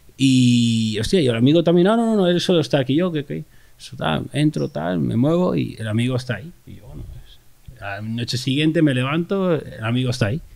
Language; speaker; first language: Spanish; native; Spanish